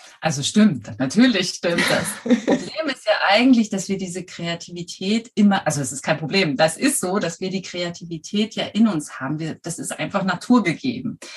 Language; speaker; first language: German; native; German